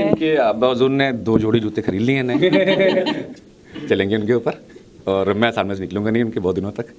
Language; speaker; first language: Hindi; native; Hindi